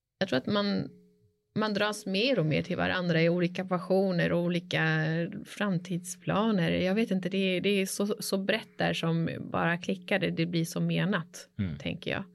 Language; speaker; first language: Swedish; early bilingual, other home language; Spanish